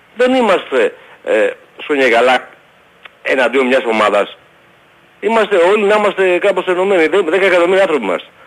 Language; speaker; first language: Greek; native; Greek